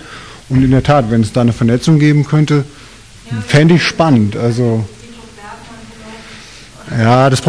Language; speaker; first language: German; native; German